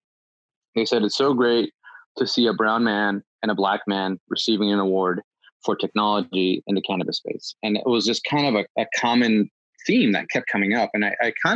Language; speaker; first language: English; native; English